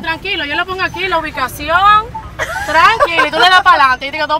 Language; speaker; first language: Spanish; native; Spanish